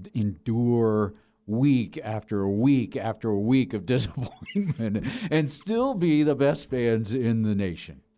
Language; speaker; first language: English; native; English